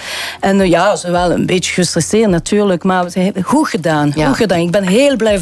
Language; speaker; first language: Dutch; non-native, local second language; French